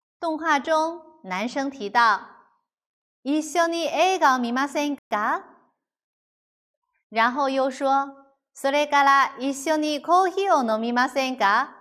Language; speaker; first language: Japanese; non-native, fluent; Chinese